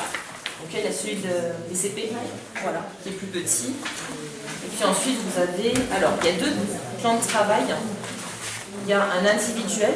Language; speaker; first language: French; native; French